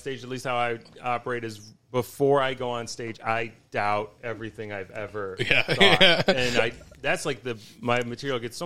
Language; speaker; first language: English; native; English